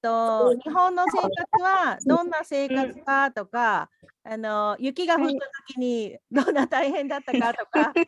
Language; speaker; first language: Japanese; non-native, fluent; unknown